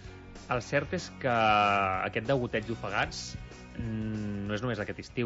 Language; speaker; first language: Catalan; native; Catalan